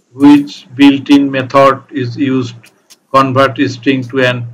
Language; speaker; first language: English; non-native, local second language; Bangla